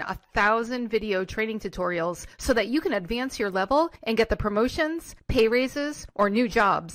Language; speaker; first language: English; native; English